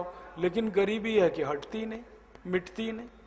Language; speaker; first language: Hindi; native; Hindi